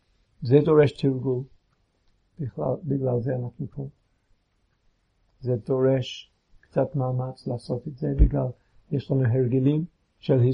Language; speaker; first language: Hebrew; non-native, fluent; English